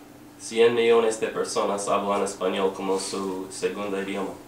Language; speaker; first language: Spanish; non-native, learner; English